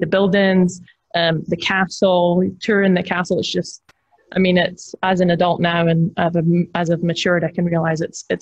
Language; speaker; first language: English; native; English